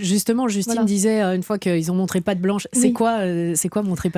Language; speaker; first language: French; native; French